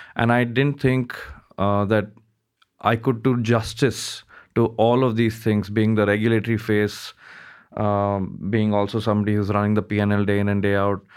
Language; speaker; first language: English; non-native, local second language; Hindi